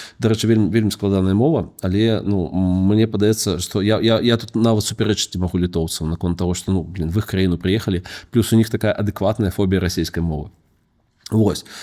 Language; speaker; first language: Belarusian; non-native, local second language; Russian